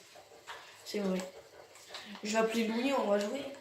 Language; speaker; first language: French; native; French